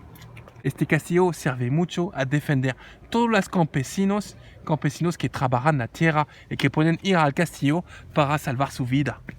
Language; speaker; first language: Spanish; non-native, learner; French